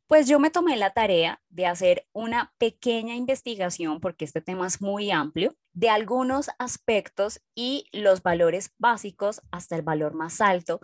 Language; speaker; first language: Spanish; native; Spanish